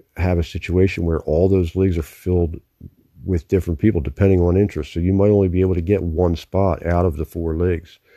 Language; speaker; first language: English; native; English